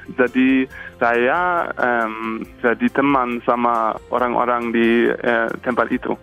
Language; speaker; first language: Indonesian; non-native, fluent; English